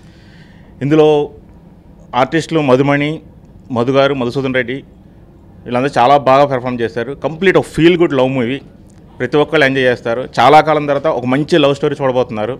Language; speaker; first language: Telugu; native; Telugu